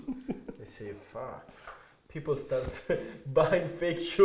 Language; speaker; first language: English; non-native, fluent; Italian